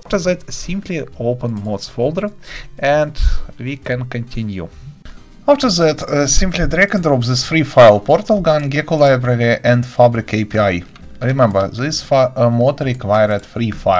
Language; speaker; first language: English; non-native, learner; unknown